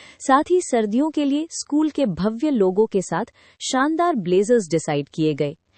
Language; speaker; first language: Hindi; native; Hindi